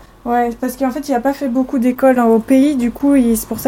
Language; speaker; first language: French; native; French